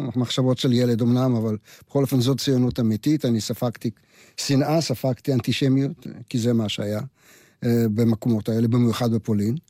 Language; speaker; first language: Hebrew; non-native, fluent; Russian